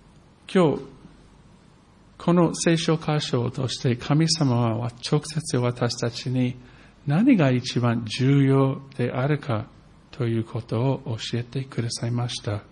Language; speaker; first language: Japanese; non-native, fluent; English